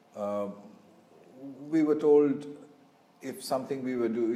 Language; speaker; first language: English; non-native, local second language; Bangla